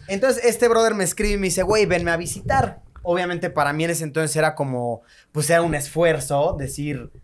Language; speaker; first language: Spanish; native; Spanish